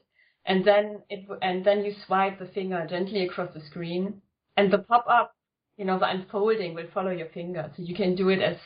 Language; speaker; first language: English; non-native, fluent; German